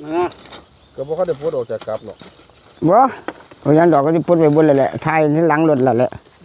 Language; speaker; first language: Thai; native; Thai